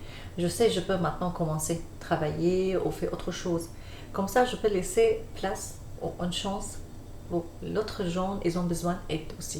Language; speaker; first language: French; non-native, learner; Arabic